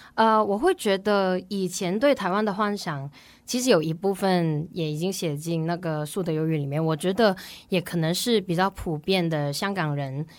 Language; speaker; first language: Chinese; non-native, local second language; Cantonese